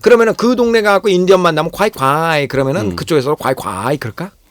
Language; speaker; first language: Korean; native; Korean